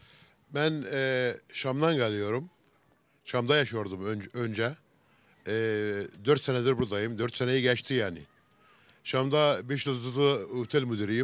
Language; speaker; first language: Turkish; early bilingual, heritage; Turkish